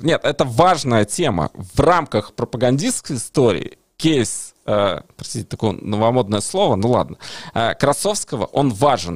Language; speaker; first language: Russian; native; Russian